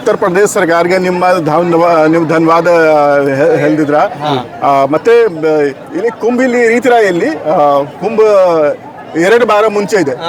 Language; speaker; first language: Kannada; non-native, learner; Hindi